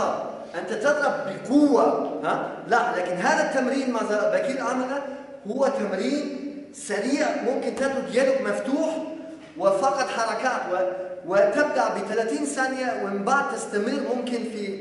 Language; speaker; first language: Arabic; non-native, fluent; Polish